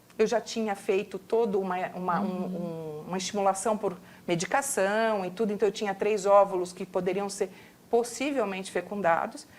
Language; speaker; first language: Portuguese; native; Portuguese